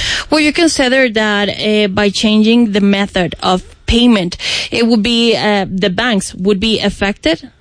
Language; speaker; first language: English; non-native, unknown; Spanish